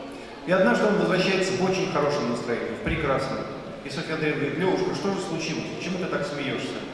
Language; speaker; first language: Russian; native; Russian